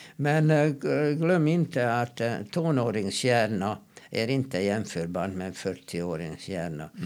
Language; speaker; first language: Swedish; non-native, fluent; Hungarian